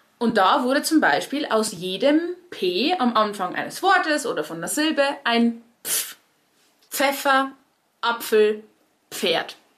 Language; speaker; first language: German; native; German